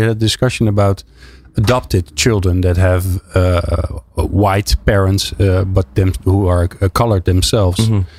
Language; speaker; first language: English; non-native, fluent; Dutch